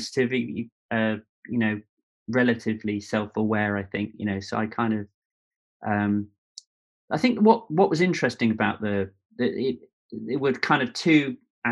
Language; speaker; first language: English; native; English